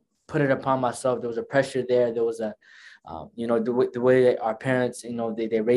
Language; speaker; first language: English; early bilingual, other home language; Somali